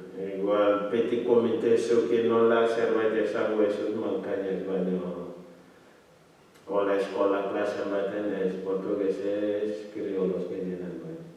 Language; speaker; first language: Basque; non-native, learner; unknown